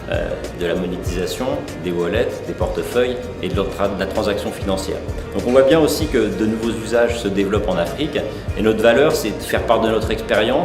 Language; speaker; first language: French; native; French